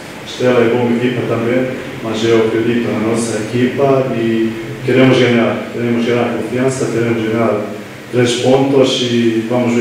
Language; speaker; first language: Portuguese; non-native, learner; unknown